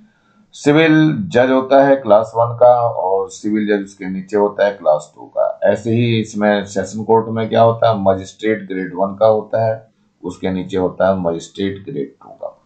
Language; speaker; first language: Hindi; native; Hindi